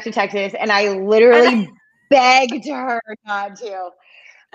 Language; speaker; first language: English; native; English